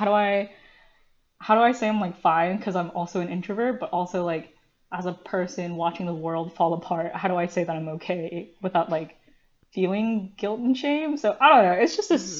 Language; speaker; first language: English; early bilingual, other home language; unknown